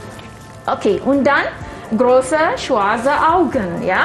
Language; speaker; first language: German; non-native, fluent; Malay